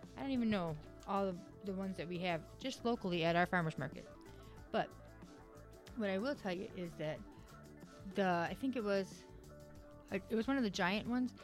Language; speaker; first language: English; native; English